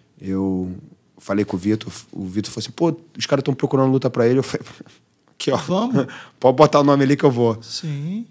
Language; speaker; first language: Portuguese; early bilingual, heritage; Portuguese